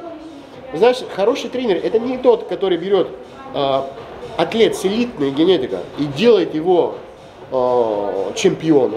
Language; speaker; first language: Russian; non-native, fluent; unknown